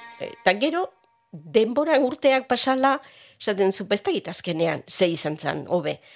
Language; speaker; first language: Basque; native; Basque